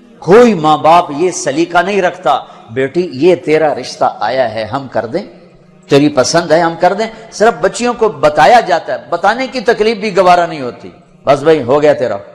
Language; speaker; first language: Urdu; non-native, local second language; Punjabi